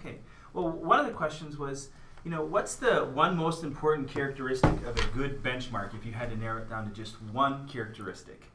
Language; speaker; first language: English; native; English